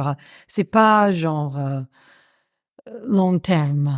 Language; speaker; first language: French; non-native, fluent; English